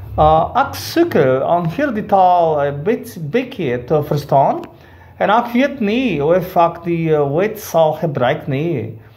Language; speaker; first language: Afrikaans; non-native, learner; Portuguese